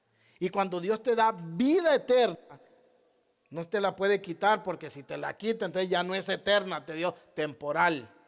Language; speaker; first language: Spanish; native; Spanish